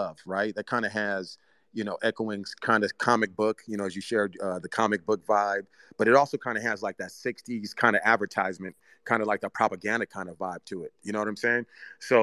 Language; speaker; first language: English; early bilingual, other home language; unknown